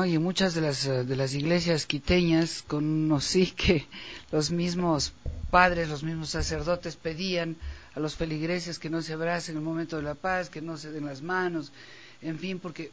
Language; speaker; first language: Spanish; native; Spanish